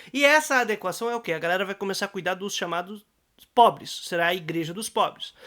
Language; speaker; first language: Portuguese; native; Portuguese